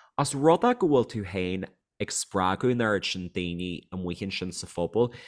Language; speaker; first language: Irish; native; Irish